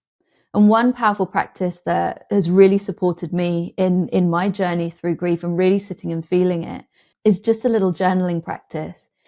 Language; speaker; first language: English; native; English